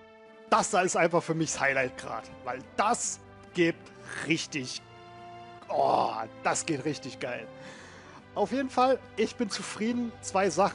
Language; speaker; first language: German; native; German